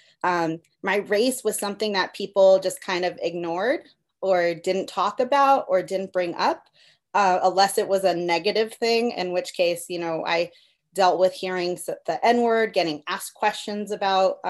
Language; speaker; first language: English; early bilingual, other home language; Spanish